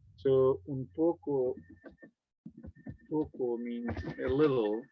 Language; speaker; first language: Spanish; non-native, fluent; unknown